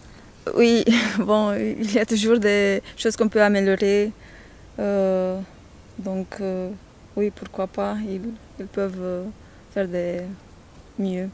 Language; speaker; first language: French; non-native, learner; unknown